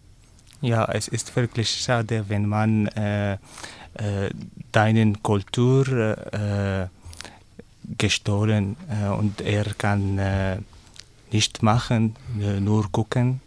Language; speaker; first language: German; non-native, learner; Arabic